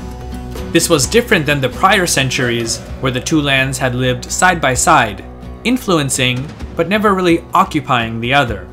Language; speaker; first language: English; native; English